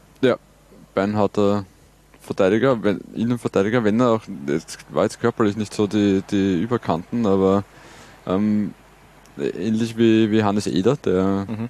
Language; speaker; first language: German; native; German